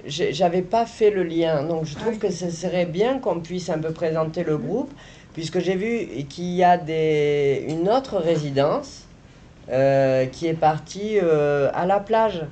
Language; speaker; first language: French; native; French